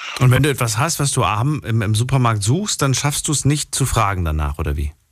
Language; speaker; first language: German; native; German